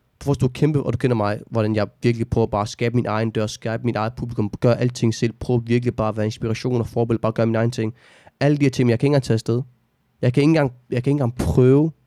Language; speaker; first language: Danish; early bilingual, other home language; Arabic